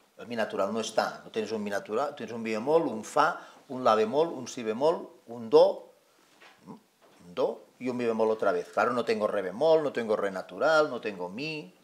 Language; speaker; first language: Spanish; non-native, local second language; Catalan